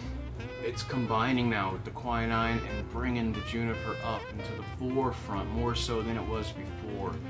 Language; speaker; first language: English; native; English